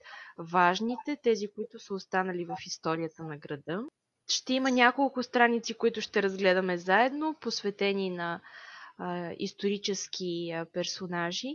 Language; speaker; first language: Bulgarian; native; Bulgarian